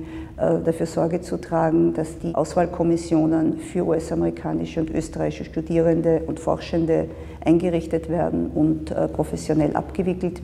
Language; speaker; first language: German; native; German